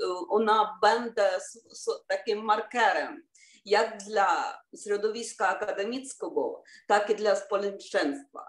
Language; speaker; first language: Polish; non-native, fluent; Ukrainian